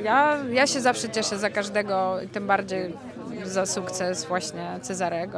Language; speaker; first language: Polish; non-native, fluent; Ukrainian